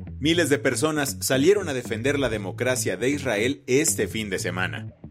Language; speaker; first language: Spanish; native; Spanish